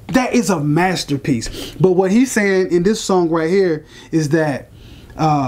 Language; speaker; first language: English; native; English